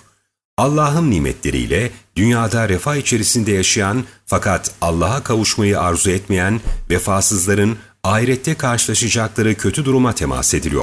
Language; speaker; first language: Turkish; native; Turkish